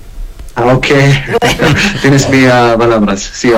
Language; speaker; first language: Spanish; non-native, learner; Arabic